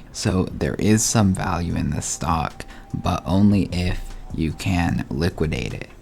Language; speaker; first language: English; native; English